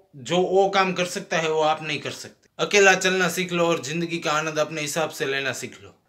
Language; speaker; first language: Hindi; non-native, local second language; Gujarati